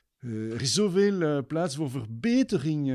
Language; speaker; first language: Dutch; non-native, fluent; French